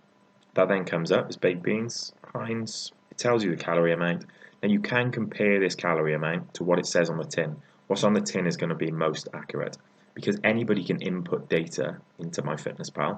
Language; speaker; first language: English; native; English